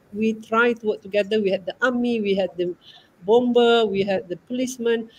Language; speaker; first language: English; non-native, local second language; Malay